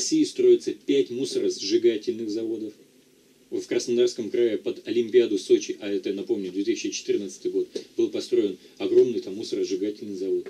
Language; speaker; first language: Russian; native; Russian